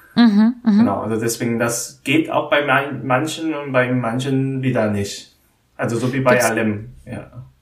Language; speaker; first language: German; non-native, learner; Korean